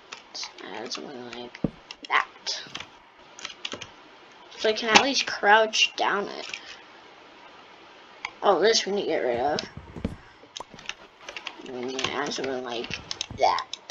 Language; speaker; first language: English; native; English